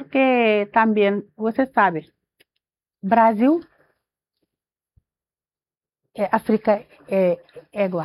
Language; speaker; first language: Portuguese; non-native, learner; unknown